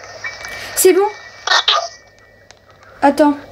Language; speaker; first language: French; native; French